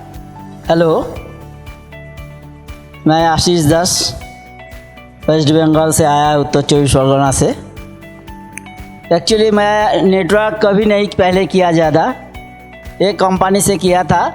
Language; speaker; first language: Hindi; non-native, local second language; Bangla